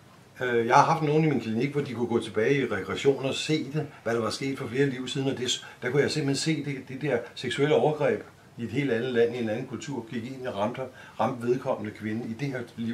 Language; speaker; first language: Danish; native; Danish